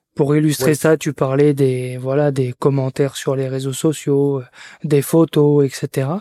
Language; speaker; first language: French; native; French